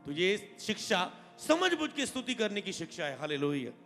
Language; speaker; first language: Hindi; non-native, local second language; Punjabi